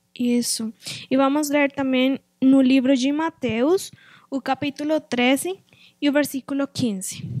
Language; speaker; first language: Portuguese; non-native, fluent; Spanish